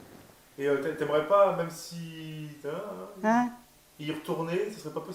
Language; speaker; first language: French; native; French